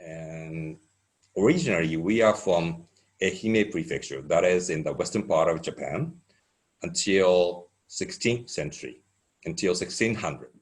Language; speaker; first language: English; non-native, fluent; Japanese